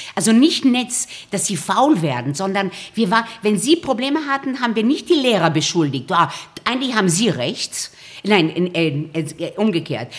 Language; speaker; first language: German; early bilingual, other home language; Romanian